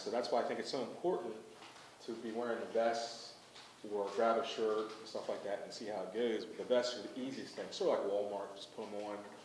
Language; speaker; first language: English; native; English